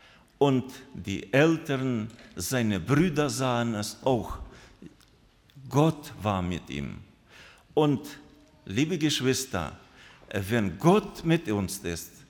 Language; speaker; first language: German; non-native, fluent; Russian